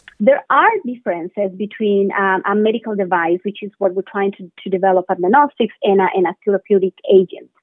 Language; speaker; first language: English; non-native, fluent; Spanish